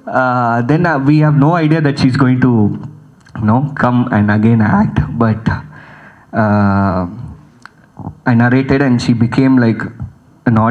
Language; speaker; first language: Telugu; early bilingual, heritage; Telugu